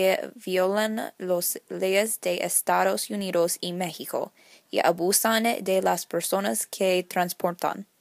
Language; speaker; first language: Spanish; non-native, learner; English